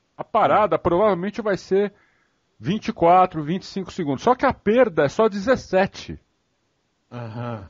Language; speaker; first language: Portuguese; native; Portuguese